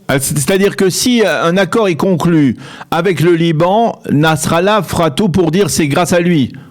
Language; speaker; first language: French; native; French